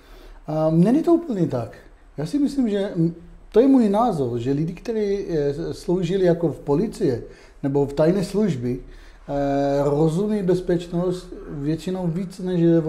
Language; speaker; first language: Czech; non-native, fluent; Hebrew